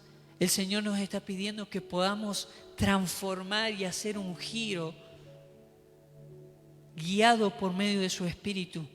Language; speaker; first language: Spanish; native; Spanish